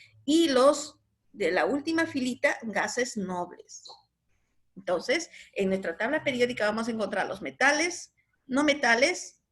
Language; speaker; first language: Spanish; native; Spanish